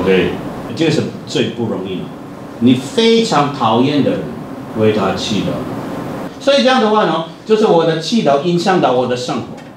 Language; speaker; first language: Chinese; non-native, fluent; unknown